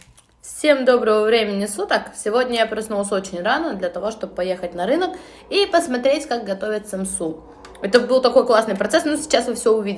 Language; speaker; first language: Russian; native; Russian